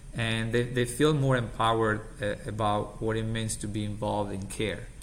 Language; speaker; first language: English; non-native, fluent; Italian